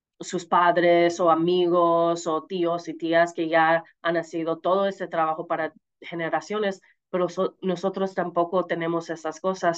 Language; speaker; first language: Spanish; early bilingual, heritage; Spanish